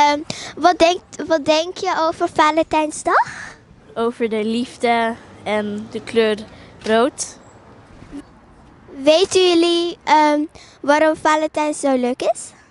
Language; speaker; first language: Dutch; native; Dutch